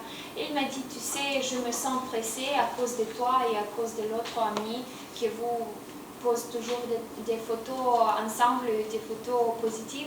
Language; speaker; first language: French; non-native, learner; Romanian